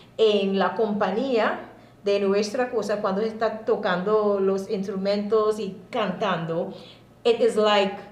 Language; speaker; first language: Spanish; non-native, learner; English